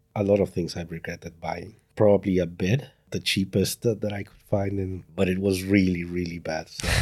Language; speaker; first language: English; non-native, fluent; Spanish